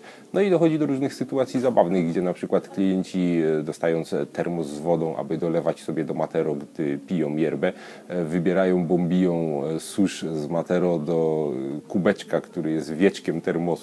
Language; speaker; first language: Polish; native; Polish